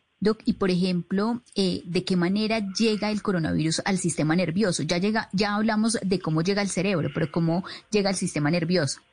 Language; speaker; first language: Spanish; native; Spanish